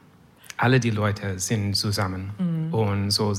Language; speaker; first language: German; non-native, learner; French